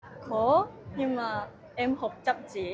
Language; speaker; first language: Vietnamese; non-native, learner; Japanese